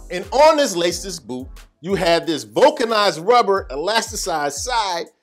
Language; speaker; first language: English; native; English